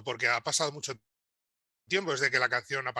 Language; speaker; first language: Spanish; native; Spanish